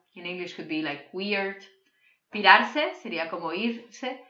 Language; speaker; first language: Spanish; non-native, local second language; Catalan